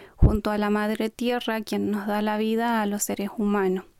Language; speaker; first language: Spanish; non-native, local second language; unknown